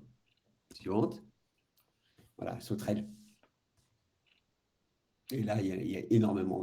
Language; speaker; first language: French; native; French